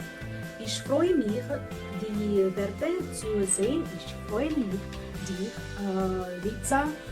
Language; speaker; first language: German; non-native, learner; Russian